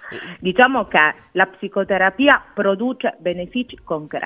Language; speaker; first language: Italian; native; Italian